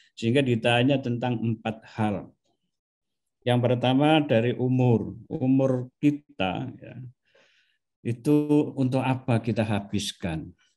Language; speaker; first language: Indonesian; non-native, local second language; Javanese